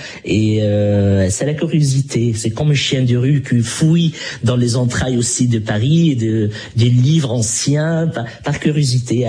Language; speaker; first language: French; non-native, local second language; Arabic